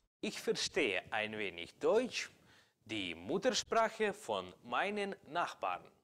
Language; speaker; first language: German; non-native, learner; Ukrainian